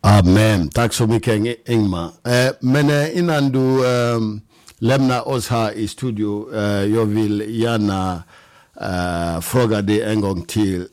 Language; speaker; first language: Swedish; non-native, fluent; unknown